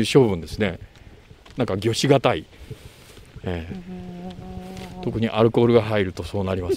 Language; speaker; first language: Japanese; native; Japanese